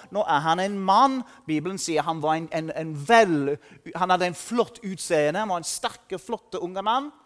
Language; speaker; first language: Norwegian; non-native, fluent; English